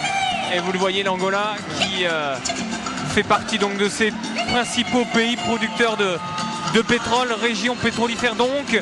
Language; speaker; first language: French; native; French